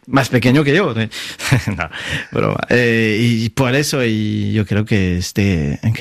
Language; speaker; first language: Spanish; non-native, fluent; French